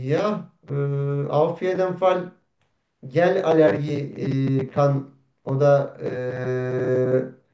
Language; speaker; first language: German; non-native, learner; Turkish